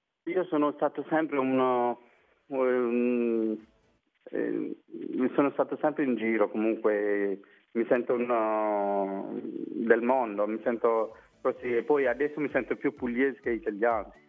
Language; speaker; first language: Italian; non-native, fluent; Morisyen